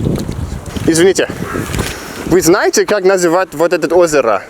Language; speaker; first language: Russian; non-native, learner; English